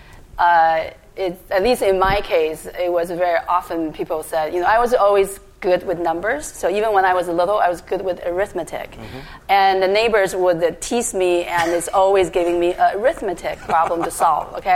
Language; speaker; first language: English; non-native, fluent; Chinese